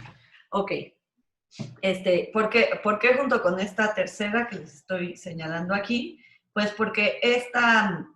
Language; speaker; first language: Spanish; native; Spanish